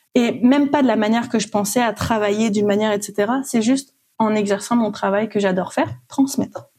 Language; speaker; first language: French; native; French